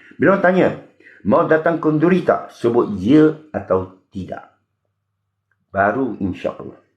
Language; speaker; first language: Malay; non-native, local second language; Min Nan Chinese